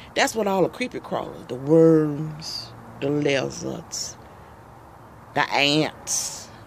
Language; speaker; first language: English; native; English